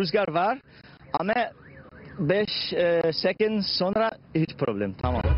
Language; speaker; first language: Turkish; non-native, learner; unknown